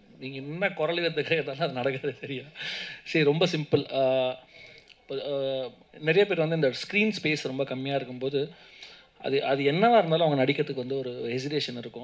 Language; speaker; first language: Tamil; native; Tamil